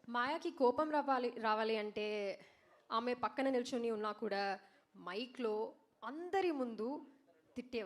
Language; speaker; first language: Telugu; non-native, learner; Malayalam